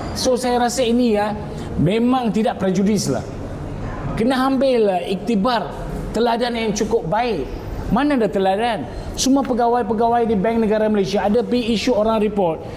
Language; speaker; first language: Malay; non-native, local second language; Tamil